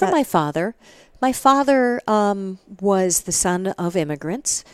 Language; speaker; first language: English; native; English